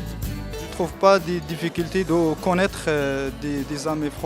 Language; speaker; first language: French; non-native, learner; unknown